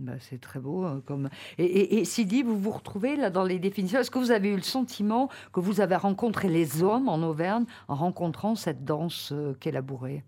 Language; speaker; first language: French; native; French